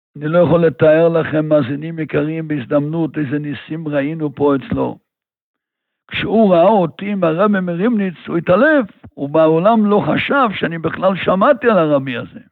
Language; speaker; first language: Hebrew; native; Hebrew